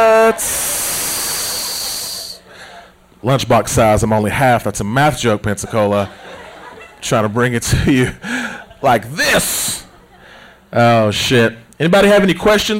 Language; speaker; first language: English; native; English